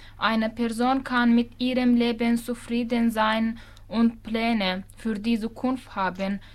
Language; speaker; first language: German; non-native, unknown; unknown